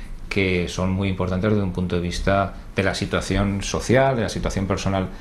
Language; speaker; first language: Spanish; native; Spanish